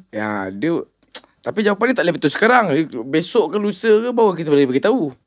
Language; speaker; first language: Malay; native; Malay